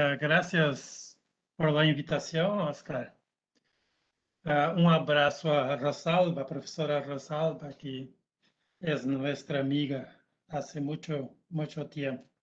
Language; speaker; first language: Spanish; non-native, learner; Portuguese